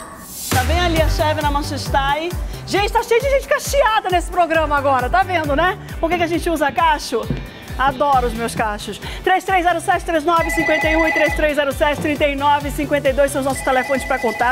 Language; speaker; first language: Portuguese; native; Portuguese